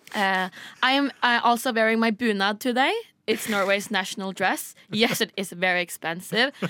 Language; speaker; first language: English; non-native, fluent; Norwegian